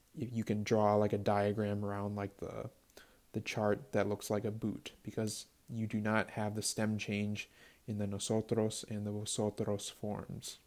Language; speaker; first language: English; native; English